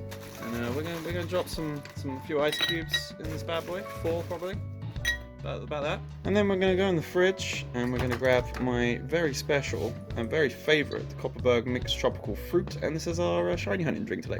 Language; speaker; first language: English; native; English